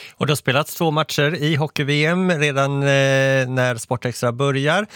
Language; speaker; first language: Swedish; native; Swedish